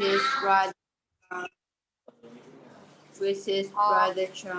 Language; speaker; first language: English; non-native, learner; Vietnamese